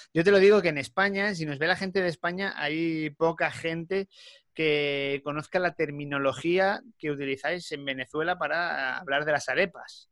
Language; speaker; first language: Spanish; native; Spanish